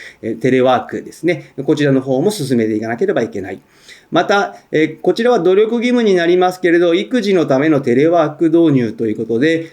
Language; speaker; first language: Japanese; native; Japanese